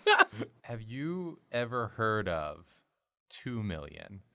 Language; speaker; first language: English; native; English